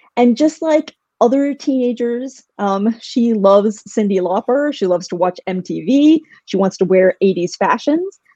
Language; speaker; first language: English; early bilingual, other home language; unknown